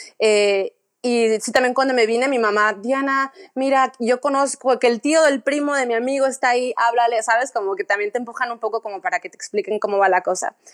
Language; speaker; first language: Spanish; native; Spanish